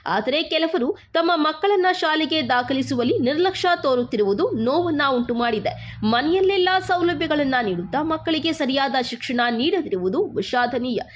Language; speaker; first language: Kannada; native; Kannada